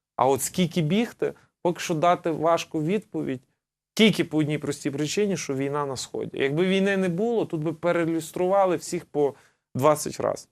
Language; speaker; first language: Ukrainian; native; Ukrainian